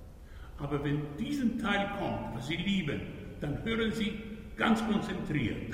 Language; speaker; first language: German; non-native, fluent; Spanish